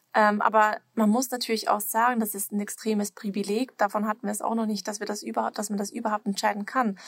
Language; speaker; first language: German; non-native, fluent; Swiss German